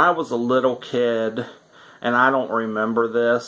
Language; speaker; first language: English; native; English